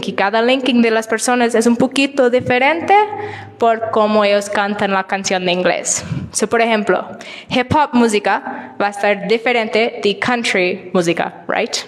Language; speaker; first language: Spanish; non-native, learner; English